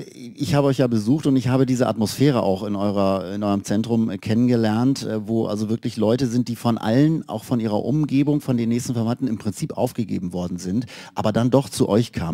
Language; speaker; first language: German; native; German